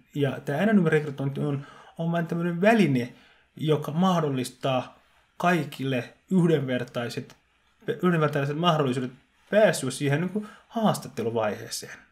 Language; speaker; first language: Finnish; early bilingual, other home language; Somali